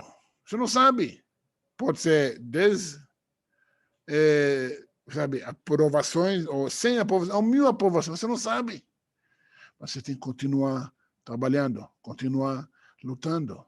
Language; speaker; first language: Portuguese; non-native, fluent; Hebrew